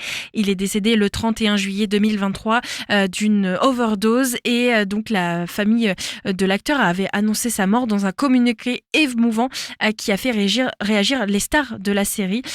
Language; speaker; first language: French; native; French